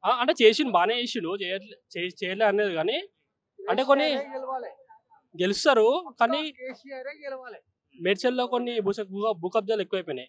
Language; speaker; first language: Telugu; native; Telugu